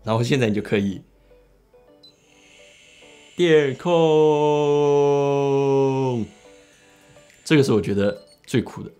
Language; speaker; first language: Chinese; native; Chinese